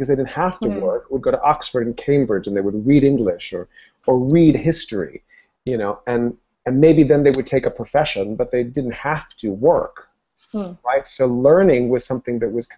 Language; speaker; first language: English; early bilingual, other home language; Spanish